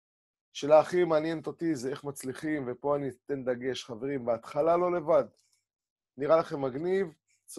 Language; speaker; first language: Hebrew; native; Hebrew